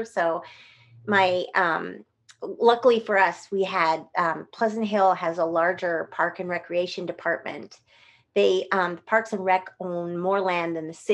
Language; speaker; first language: English; native; English